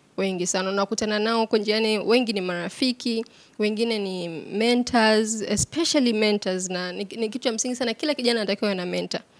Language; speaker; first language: Swahili; native; Swahili